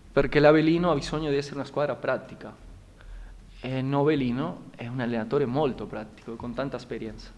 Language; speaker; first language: Italian; non-native, fluent; Spanish